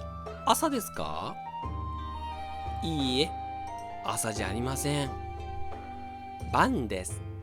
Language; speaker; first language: Japanese; non-native, fluent; Portuguese